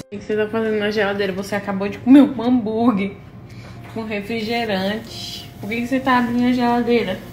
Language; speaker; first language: Portuguese; native; Portuguese